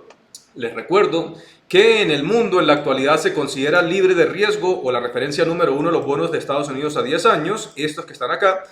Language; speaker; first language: Spanish; native; Spanish